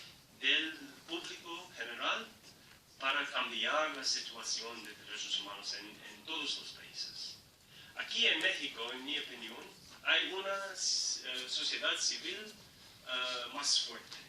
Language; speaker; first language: Spanish; non-native, learner; English